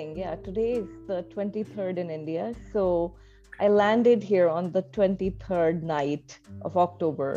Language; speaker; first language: English; non-native, local second language; Hindi